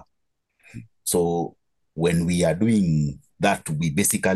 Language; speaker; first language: English; non-native, local second language; Kikuyu